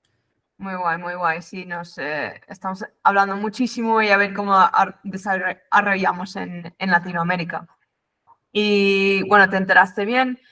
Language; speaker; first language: Spanish; non-native, fluent; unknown